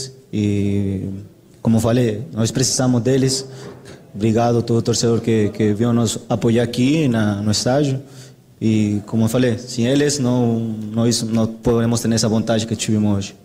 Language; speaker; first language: Portuguese; non-native, fluent; Spanish